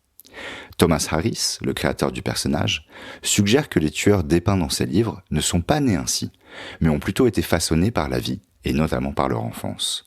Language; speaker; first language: French; native; French